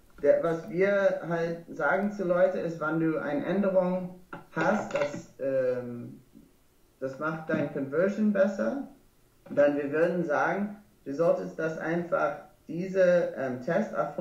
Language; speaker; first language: German; non-native, learner; English